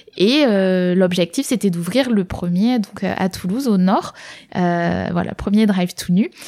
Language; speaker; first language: French; native; French